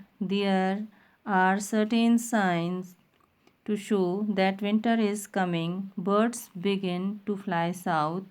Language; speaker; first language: English; non-native, local second language; Hindi